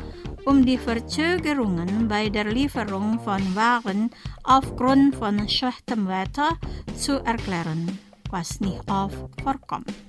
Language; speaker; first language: German; non-native, fluent; Indonesian